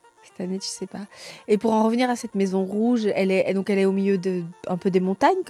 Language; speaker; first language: French; native; French